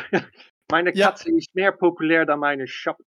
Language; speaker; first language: German; non-native, learner; Dutch